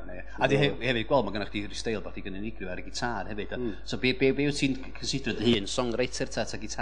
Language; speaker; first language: Welsh; native; Welsh